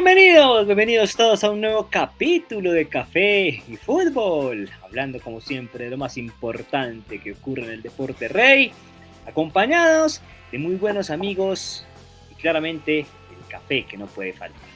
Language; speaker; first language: Spanish; native; Spanish